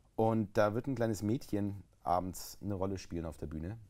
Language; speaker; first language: German; native; German